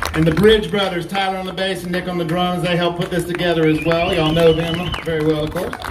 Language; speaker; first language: English; native; English